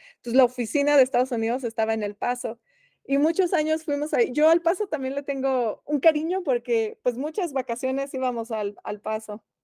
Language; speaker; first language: Spanish; native; Spanish